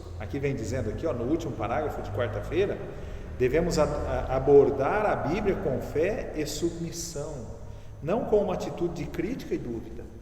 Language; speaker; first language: Portuguese; native; Portuguese